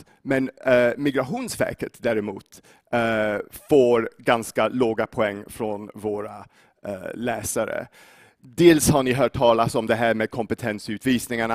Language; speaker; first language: Swedish; non-native, fluent; English